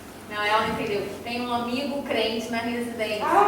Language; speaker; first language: Portuguese; native; Portuguese